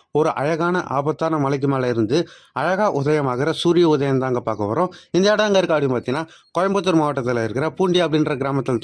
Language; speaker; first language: Tamil; native; Tamil